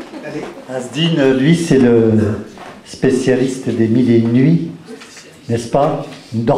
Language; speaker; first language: French; native; French